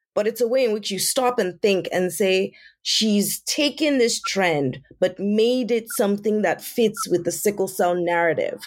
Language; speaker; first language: English; non-native, local second language; Yoruba